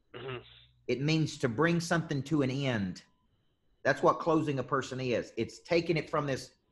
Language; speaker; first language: English; native; English